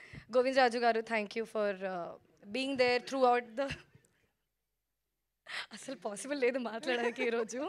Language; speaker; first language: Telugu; non-native, learner; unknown